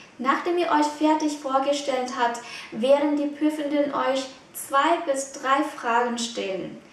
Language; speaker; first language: German; non-native, fluent; Vietnamese